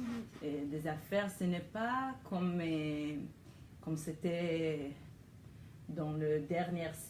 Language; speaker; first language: French; non-native, learner; Hebrew